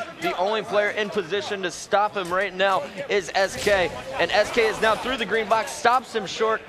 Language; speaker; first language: English; native; English